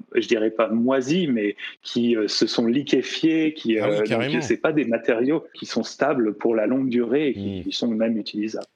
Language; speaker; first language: French; native; French